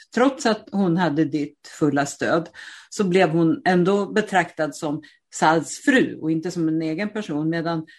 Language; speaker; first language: Swedish; native; Swedish